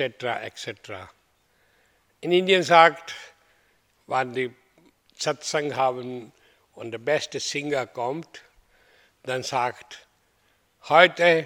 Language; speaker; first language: German; non-native, learner; Hindi